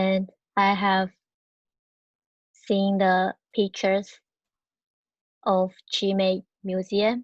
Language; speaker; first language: English; non-native, learner; Chinese